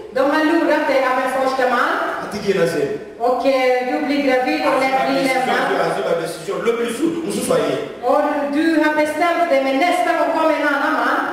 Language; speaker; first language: Swedish; non-native, fluent; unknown